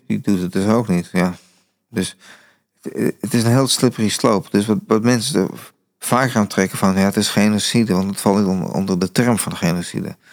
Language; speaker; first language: Dutch; native; Dutch